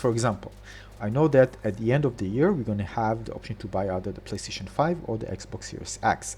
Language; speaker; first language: English; non-native, fluent; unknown